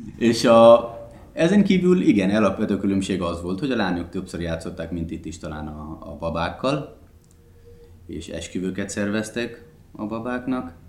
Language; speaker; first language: Hungarian; non-native, fluent; Hindi